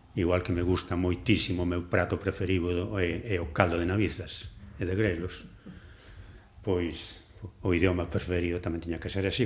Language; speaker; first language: Galician; non-native, local second language; Spanish